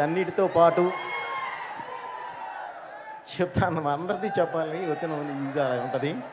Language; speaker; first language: Telugu; native; Telugu